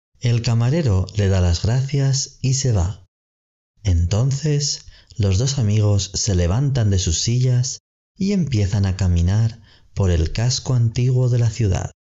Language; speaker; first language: Spanish; native; Spanish